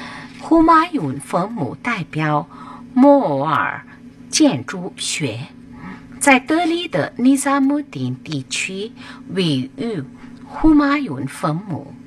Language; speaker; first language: Chinese; non-native, fluent; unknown